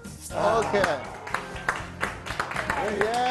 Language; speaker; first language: Chinese; native; Chinese